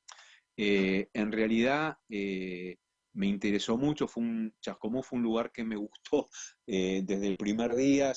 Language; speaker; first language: Spanish; native; Spanish